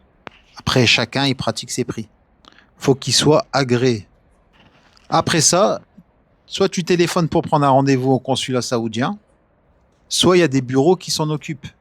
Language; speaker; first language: French; native; French